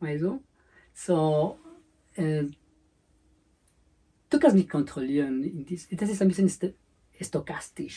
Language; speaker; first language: German; non-native, learner; Spanish